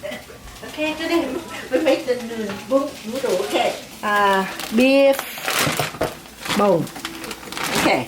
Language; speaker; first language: English; non-native, learner; Vietnamese